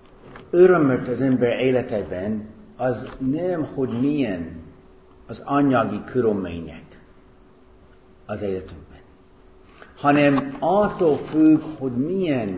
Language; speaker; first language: Hungarian; non-native, fluent; English